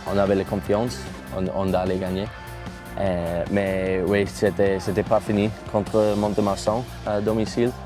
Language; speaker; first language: French; non-native, learner; English